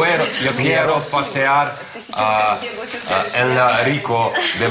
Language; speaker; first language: Spanish; non-native, learner; Russian